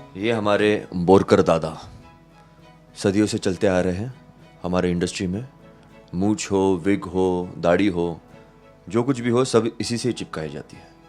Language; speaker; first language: Hindi; non-native, local second language; Marathi